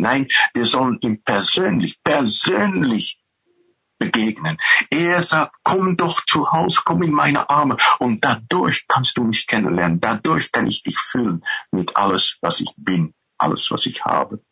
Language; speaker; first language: German; non-native, fluent; Dutch